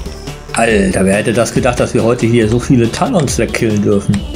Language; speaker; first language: German; native; German